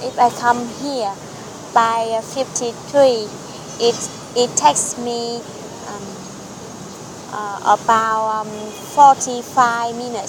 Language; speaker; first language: English; non-native, learner; Vietnamese